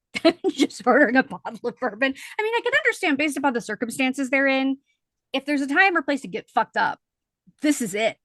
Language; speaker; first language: English; native; English